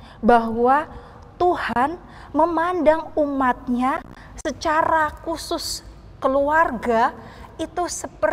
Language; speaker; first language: Indonesian; native; Indonesian